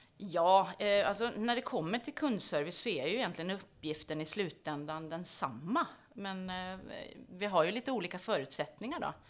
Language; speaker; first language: Swedish; native; Swedish